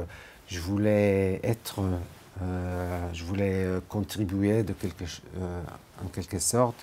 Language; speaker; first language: French; non-native, fluent; Hebrew